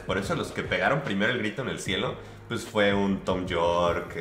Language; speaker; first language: Spanish; native; Spanish